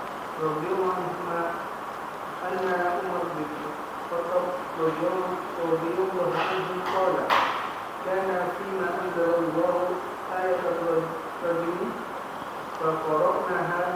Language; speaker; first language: Arabic; non-native, learner; Indonesian